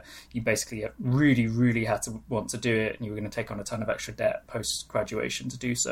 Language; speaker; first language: English; non-native, local second language; Welsh